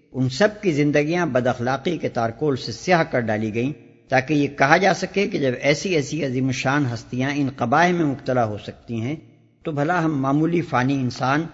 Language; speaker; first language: Urdu; native; Urdu